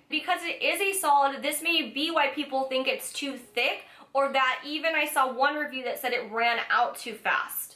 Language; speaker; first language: English; native; English